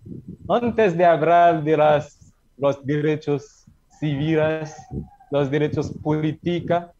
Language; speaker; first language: Spanish; non-native, learner; Haitian Creole